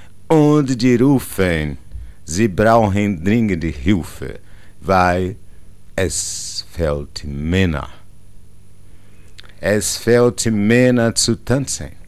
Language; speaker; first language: German; non-native, learner; Portuguese